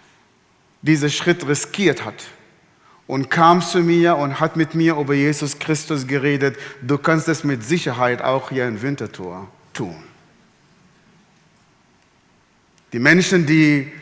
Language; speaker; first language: German; non-native, fluent; Arabic